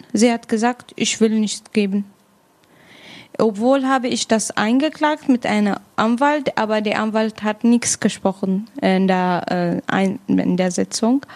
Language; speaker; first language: German; non-native, fluent; Arabic